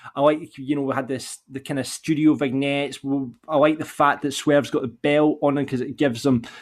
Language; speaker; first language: English; native; English